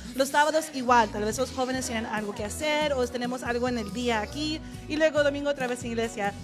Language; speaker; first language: Spanish; early bilingual, heritage; Spanish